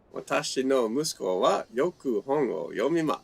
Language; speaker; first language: Japanese; non-native, fluent; English